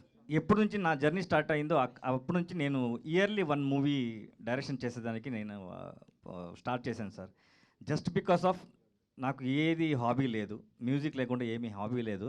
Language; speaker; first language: Telugu; non-native, learner; Kannada